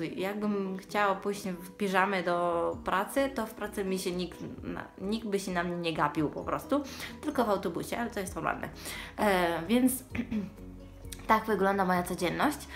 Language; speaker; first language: Polish; early bilingual, heritage; Polish